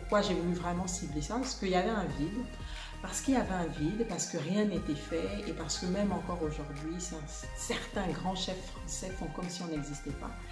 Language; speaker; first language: French; non-native, local second language; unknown